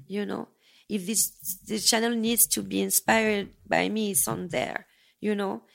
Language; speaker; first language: English; non-native, fluent; French